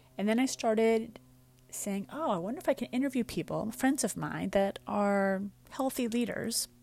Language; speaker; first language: English; native; English